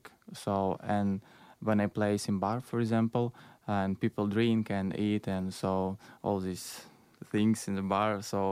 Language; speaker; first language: English; non-native, learner; Belarusian